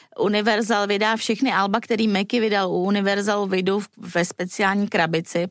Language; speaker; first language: Czech; native; Czech